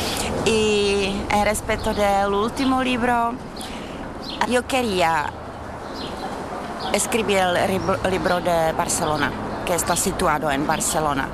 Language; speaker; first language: Spanish; non-native, fluent; Czech